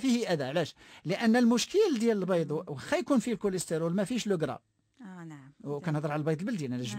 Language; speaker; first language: Arabic; native; Arabic